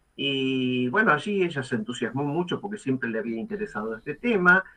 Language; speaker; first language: Spanish; native; Spanish